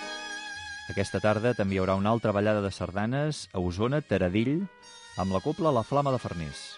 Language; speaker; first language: Catalan; native; Catalan